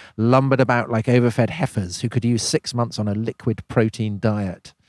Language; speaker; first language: English; native; English